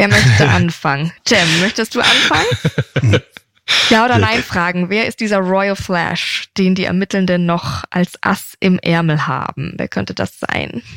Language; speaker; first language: German; native; German